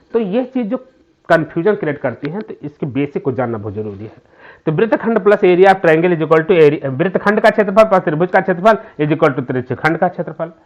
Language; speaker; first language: Hindi; native; Hindi